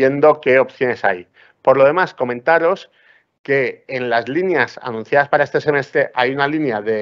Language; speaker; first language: Spanish; non-native, local second language; Catalan